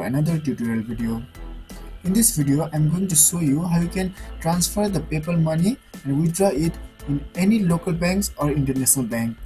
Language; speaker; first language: English; non-native, local second language; Nepali